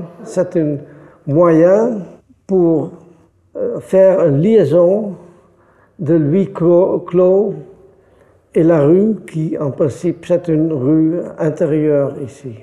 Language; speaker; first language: French; non-native, fluent; Dutch